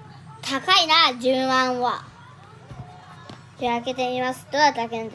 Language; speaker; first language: Japanese; early bilingual, other home language; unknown